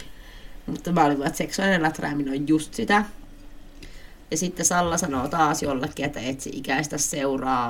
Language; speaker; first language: Finnish; native; Finnish